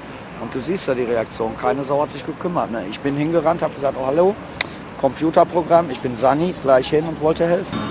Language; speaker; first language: German; native; German